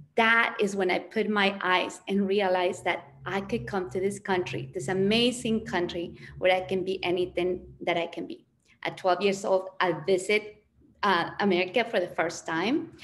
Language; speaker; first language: English; early bilingual, other home language; Spanish